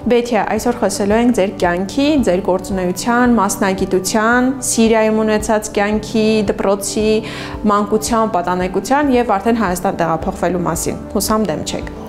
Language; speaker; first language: Armenian; native; Armenian